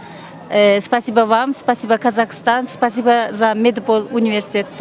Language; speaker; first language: Russian; non-native, fluent; Turkmen